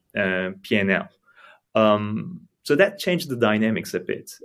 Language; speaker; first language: English; non-native, fluent; Turkish